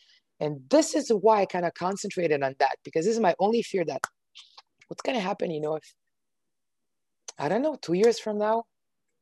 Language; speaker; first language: English; non-native, fluent; Hebrew